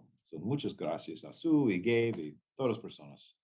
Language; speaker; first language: Spanish; non-native, learner; English